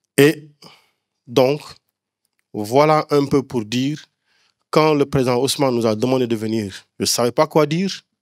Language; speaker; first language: French; non-native, local second language; Wolof